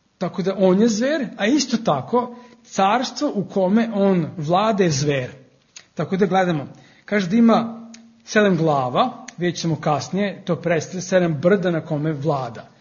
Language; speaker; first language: Serbian; non-native, fluent; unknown